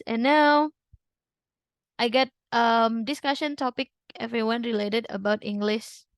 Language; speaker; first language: English; non-native, fluent; Indonesian